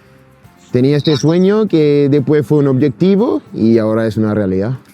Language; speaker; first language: Spanish; non-native, fluent; French